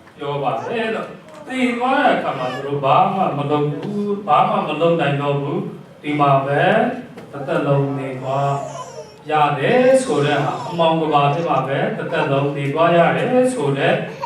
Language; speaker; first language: Burmese; non-native, local second language; Kachin